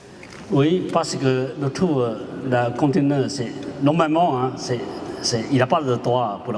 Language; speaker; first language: French; non-native, learner; Chinese